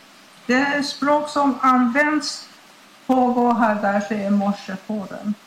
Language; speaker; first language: Swedish; non-native, fluent; Persian